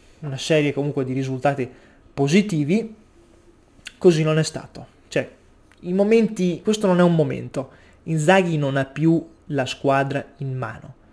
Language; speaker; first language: Italian; native; Italian